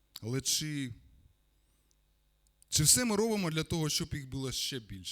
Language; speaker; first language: Ukrainian; non-native, local second language; Russian